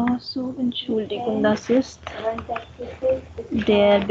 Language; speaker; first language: German; non-native, learner; Hindi